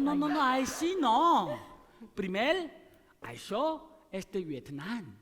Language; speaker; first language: Catalan; non-native, learner; Chinese